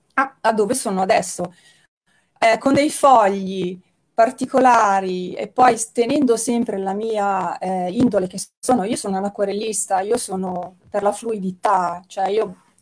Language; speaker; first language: Italian; native; Italian